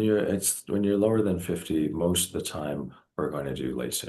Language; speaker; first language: English; native; English